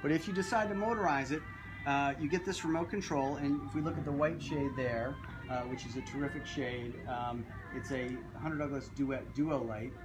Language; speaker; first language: English; native; English